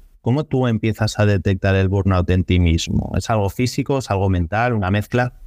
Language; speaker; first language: Spanish; native; Spanish